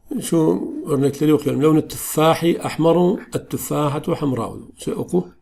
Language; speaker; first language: Arabic; non-native, fluent; Turkish